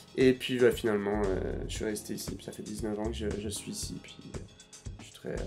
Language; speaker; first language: French; native; French